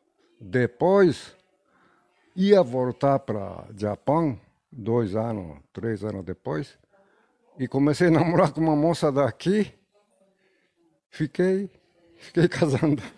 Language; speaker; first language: Portuguese; non-native, learner; Japanese